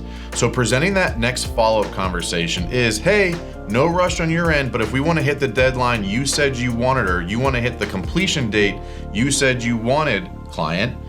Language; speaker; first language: English; native; English